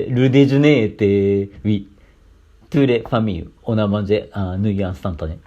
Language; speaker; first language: French; non-native, learner; Japanese